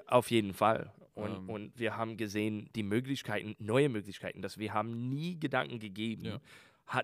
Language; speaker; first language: German; non-native, learner; English